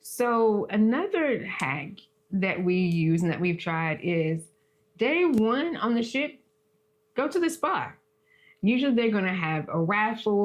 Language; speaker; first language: English; native; English